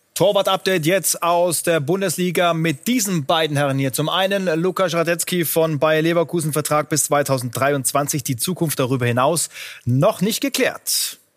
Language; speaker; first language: German; native; German